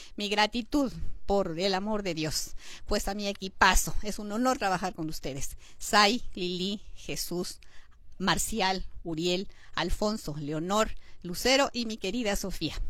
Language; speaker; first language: Spanish; native; Spanish